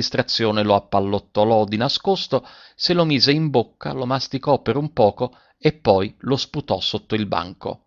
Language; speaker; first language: Italian; native; Italian